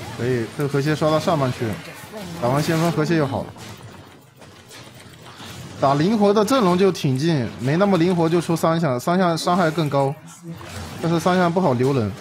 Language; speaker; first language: Chinese; native; Chinese